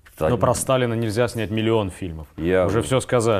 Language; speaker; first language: Russian; native; Russian